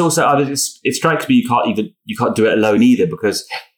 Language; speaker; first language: English; native; English